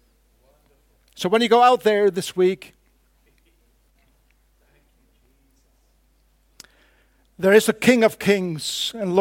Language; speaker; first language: English; non-native, fluent; Faroese